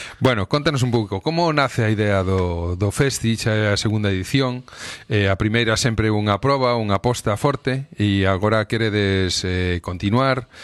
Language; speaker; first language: Galician; native; Galician